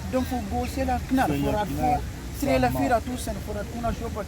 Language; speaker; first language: Swedish; early bilingual, other home language; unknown